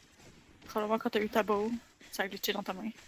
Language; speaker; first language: French; native; French